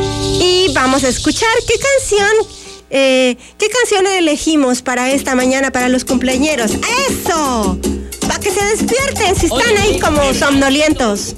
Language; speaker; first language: Spanish; native; Spanish